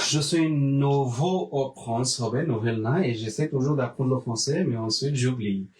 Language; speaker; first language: French; non-native, fluent; Bangla